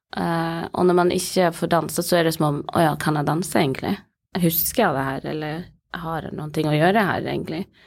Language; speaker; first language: Norwegian; early bilingual, other home language; Somali